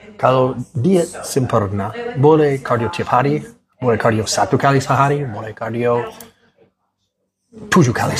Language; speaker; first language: Indonesian; non-native, learner; English